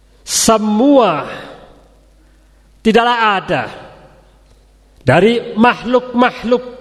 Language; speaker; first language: Indonesian; native; Indonesian